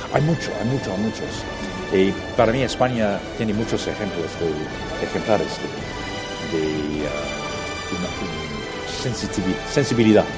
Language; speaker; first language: Spanish; non-native, fluent; English